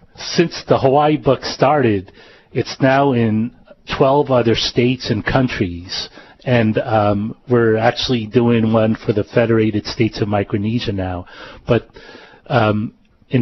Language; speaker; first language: English; native; English